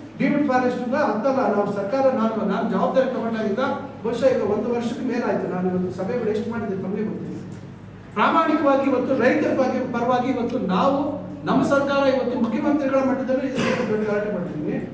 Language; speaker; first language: Kannada; native; Kannada